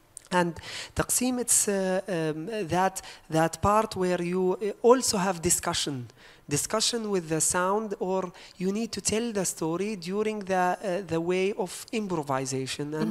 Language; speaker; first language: English; non-native, learner; Arabic